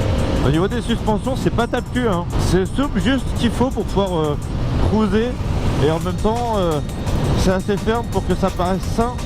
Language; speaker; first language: French; native; French